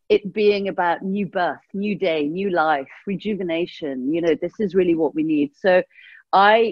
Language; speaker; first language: English; early bilingual, other home language; Persian